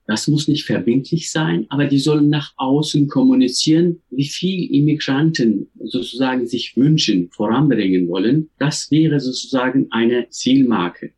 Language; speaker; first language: German; non-native, fluent; Turkish